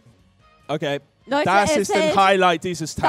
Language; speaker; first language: German; non-native, fluent; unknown